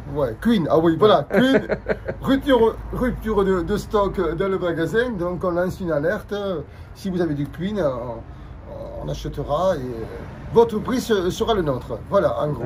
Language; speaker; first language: French; native; French